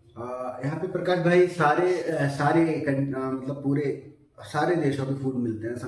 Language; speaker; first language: Hindi; native; Hindi